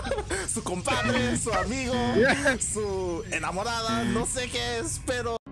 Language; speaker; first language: Spanish; non-native, learner; English